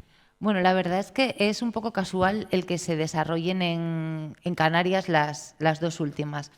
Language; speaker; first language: Spanish; native; Spanish